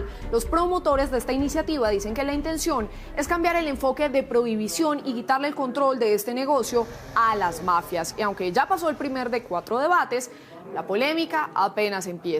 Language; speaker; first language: Spanish; native; Spanish